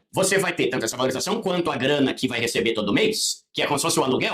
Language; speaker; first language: Portuguese; native; Portuguese